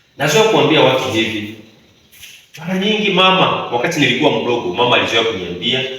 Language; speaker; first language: Swahili; native; Swahili